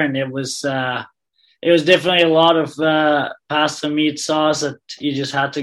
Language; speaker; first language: English; non-native, fluent; Danish